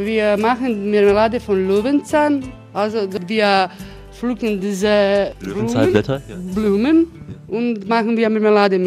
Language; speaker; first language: German; non-native, local second language; Croatian